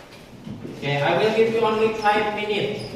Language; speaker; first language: English; non-native, learner; Indonesian